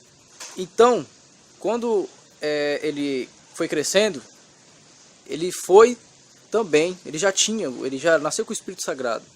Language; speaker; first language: Portuguese; native; Portuguese